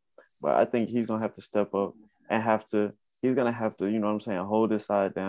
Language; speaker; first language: English; native; English